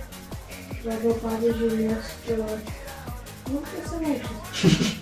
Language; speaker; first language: Lithuanian; early bilingual, heritage; Lithuanian